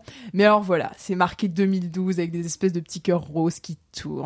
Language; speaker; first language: French; native; French